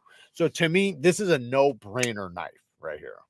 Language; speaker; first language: English; native; English